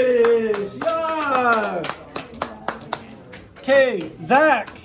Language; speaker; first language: German; non-native, fluent; English